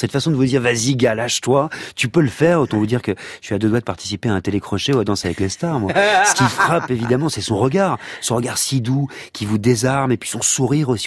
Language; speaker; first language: French; native; French